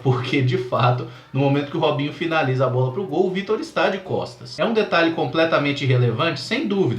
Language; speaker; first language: Portuguese; native; Portuguese